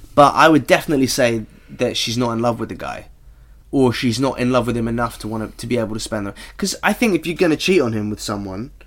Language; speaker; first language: English; native; English